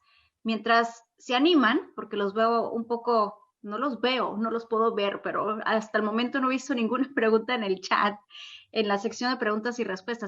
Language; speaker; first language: Spanish; native; Spanish